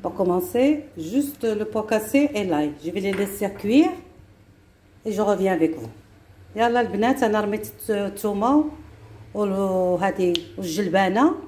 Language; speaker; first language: French; non-native, local second language; Arabic